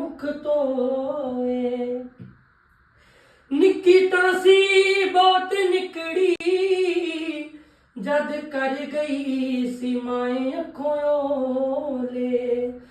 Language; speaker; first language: Punjabi; native; Punjabi